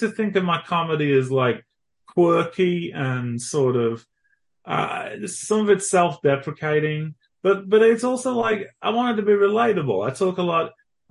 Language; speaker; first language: English; native; English